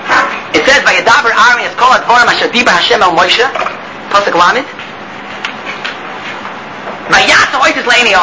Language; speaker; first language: English; native; English